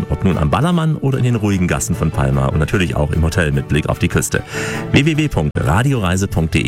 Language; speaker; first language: German; native; German